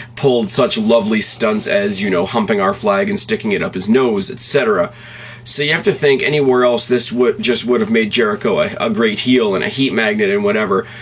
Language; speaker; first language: English; native; English